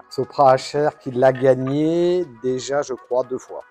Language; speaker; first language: French; native; French